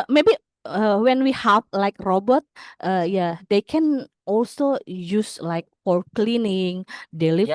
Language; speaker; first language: English; non-native, learner; Indonesian